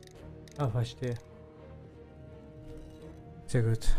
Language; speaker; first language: German; non-native, learner; Japanese